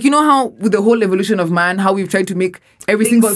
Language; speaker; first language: English; non-native, local second language; Swahili